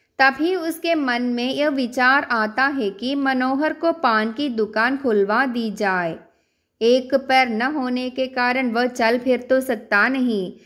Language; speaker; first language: Hindi; non-native, local second language; Malayalam